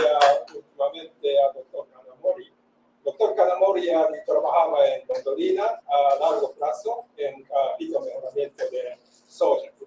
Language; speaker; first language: Spanish; non-native, learner; Japanese